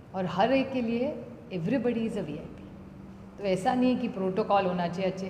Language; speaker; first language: Hindi; non-native, local second language; Marathi